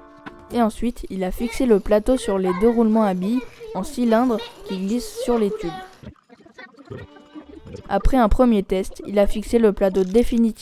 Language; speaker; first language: French; native; French